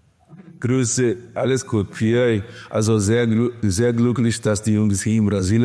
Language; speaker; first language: German; non-native, learner; Portuguese